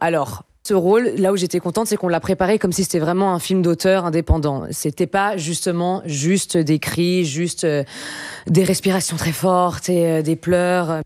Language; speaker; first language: French; native; French